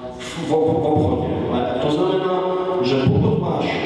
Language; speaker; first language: Czech; non-native, fluent; Polish